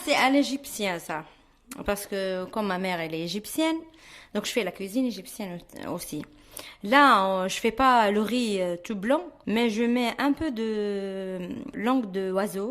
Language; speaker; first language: French; non-native, fluent; Arabic